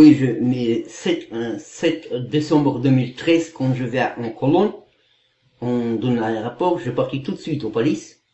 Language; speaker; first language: French; non-native, learner; Kazakh